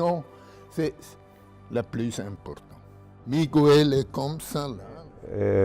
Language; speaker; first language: French; non-native, local second language; German